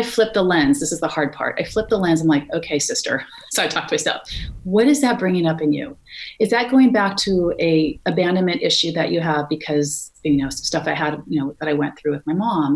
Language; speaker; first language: English; native; English